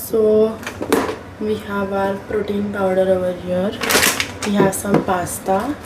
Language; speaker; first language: English; non-native, local second language; Hindi